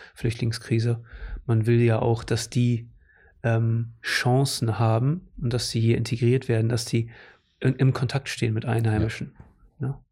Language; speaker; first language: German; early bilingual, other home language; Portuguese